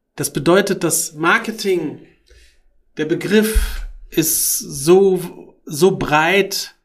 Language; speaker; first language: German; early bilingual, other home language; Arabic